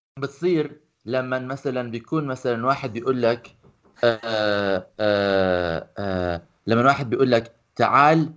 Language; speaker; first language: Arabic; native; Arabic